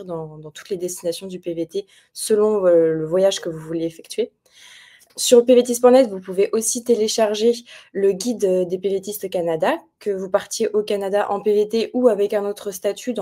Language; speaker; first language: French; native; French